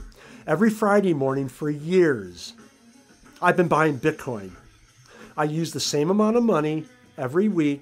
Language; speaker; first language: English; native; English